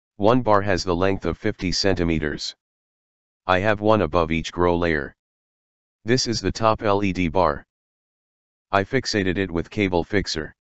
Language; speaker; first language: English; non-native, fluent; German